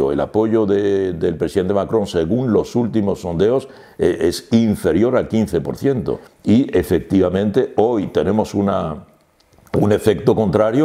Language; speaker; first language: Spanish; native; Spanish